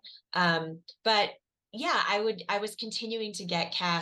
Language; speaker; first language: English; native; English